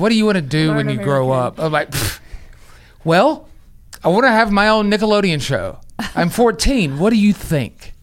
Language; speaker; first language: English; native; English